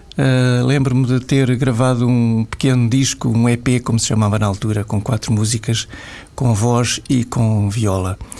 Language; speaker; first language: Portuguese; native; Portuguese